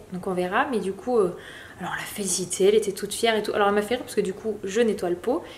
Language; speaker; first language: French; native; French